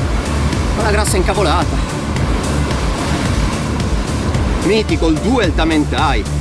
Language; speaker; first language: Italian; native; Italian